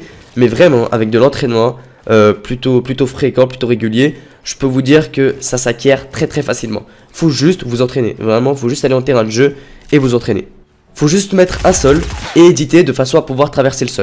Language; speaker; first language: French; native; French